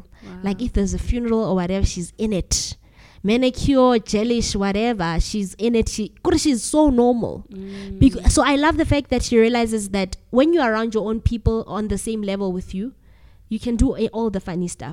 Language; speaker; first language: English; non-native, local second language; Southern Sotho